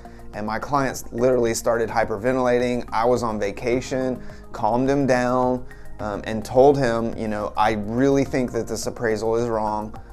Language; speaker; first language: English; native; English